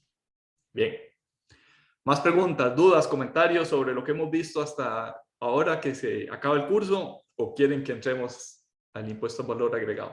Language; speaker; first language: Spanish; native; Spanish